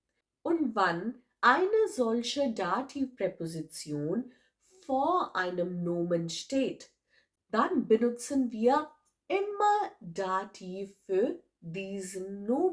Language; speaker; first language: German; non-native, fluent; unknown